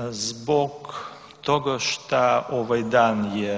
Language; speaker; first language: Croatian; non-native, learner; Russian